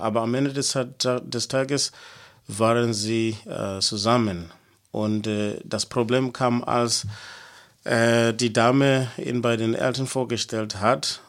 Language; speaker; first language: German; non-native, fluent; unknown